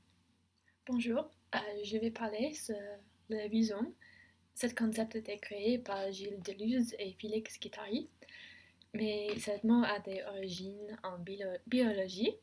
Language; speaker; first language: French; non-native, learner; English